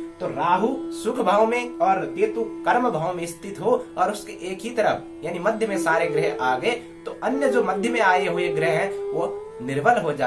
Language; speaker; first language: Hindi; native; Hindi